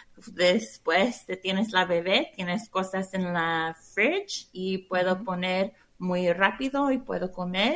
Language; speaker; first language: Spanish; non-native, learner; English